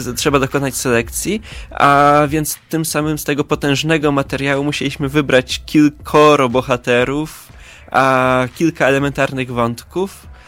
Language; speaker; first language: Polish; native; Polish